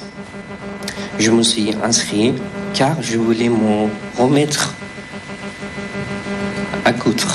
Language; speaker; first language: French; non-native, fluent; Persian